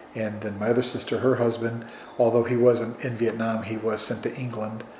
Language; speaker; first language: English; native; English